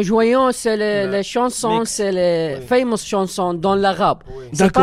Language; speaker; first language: French; non-native, learner; Arabic